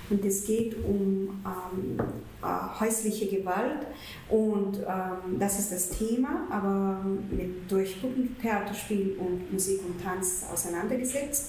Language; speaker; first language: German; non-native, fluent; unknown